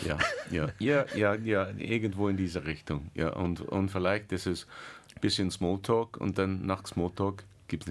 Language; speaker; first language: German; non-native, learner; English